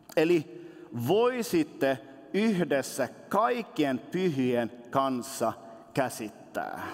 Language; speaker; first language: Finnish; non-native, local second language; Swedish